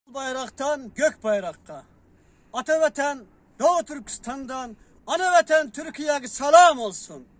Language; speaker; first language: Turkish; non-native, learner; Uyghur